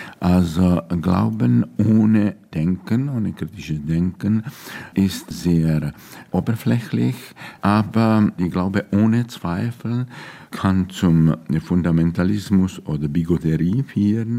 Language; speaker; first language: German; non-native, fluent; Czech